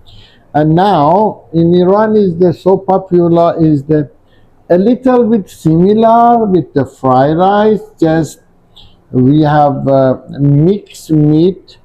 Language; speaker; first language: English; non-native, learner; Persian